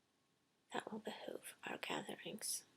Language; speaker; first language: English; native; English